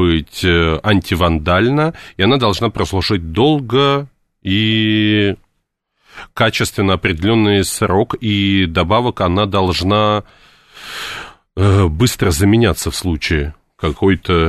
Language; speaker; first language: Russian; native; Russian